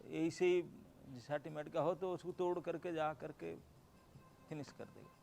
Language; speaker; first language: Hindi; non-native, local second language; Bangla